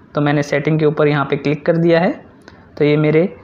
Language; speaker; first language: Hindi; native; Hindi